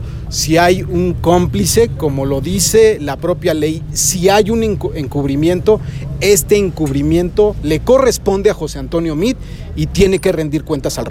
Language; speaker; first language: Spanish; native; Spanish